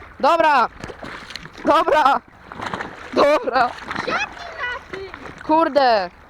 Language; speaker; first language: Polish; native; Polish